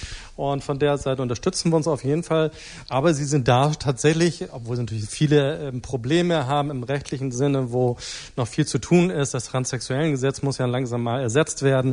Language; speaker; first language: German; native; German